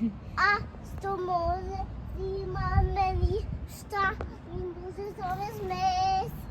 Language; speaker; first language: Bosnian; early bilingual, heritage; Bosnian